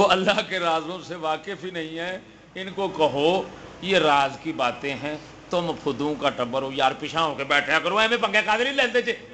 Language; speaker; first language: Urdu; non-native, local second language; Punjabi